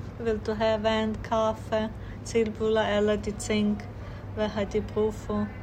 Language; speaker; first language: Danish; non-native, fluent; Ukrainian